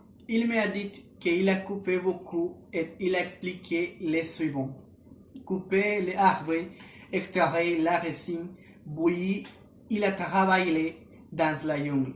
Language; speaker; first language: French; non-native, learner; Spanish